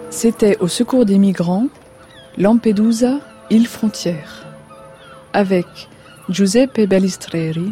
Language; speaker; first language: French; native; French